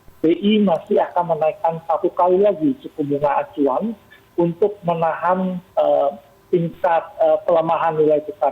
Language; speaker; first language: Indonesian; native; Indonesian